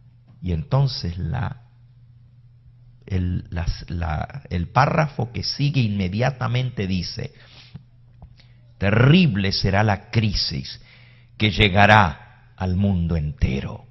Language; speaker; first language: Spanish; native; Spanish